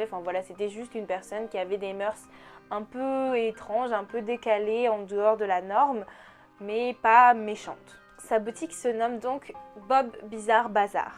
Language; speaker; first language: French; native; French